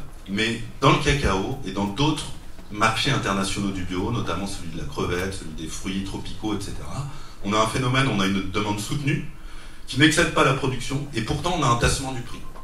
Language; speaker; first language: French; native; French